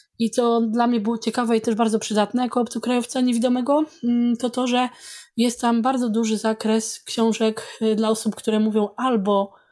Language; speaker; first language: Polish; native; Polish